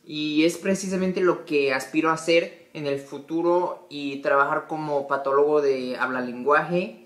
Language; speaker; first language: Spanish; early bilingual, heritage; Spanish